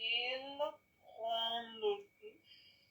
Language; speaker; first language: French; non-native, learner; English